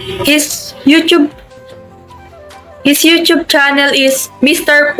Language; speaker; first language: English; non-native, local second language; Filipino